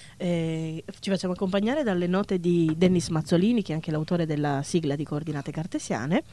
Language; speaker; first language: Italian; native; Italian